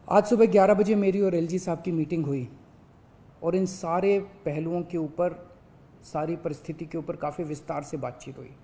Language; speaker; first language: Hindi; native; Hindi